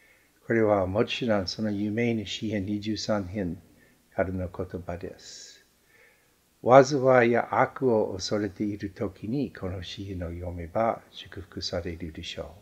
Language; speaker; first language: Japanese; non-native, fluent; English